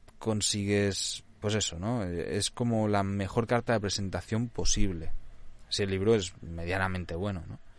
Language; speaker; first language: Spanish; non-native, local second language; Catalan